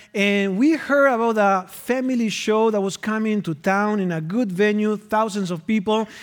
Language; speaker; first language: English; non-native, fluent; Spanish